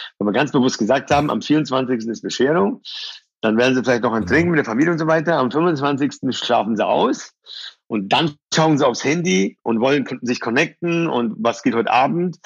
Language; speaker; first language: German; early bilingual, other home language; Persian